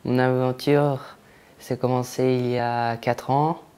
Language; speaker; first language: French; non-native, fluent; Polish